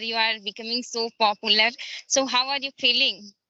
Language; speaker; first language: English; non-native, learner; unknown